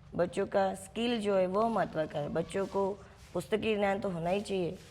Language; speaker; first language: Hindi; non-native, local second language; Marathi